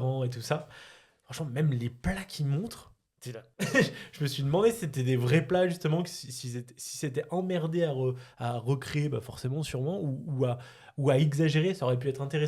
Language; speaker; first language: French; native; French